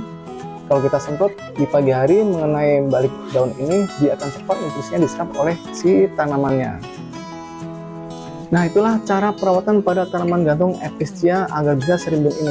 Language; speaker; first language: Indonesian; native; Indonesian